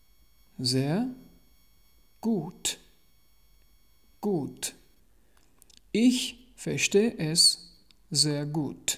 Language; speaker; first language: German; non-native, learner; Tajik